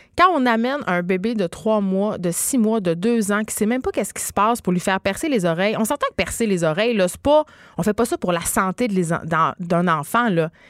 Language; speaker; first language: French; native; French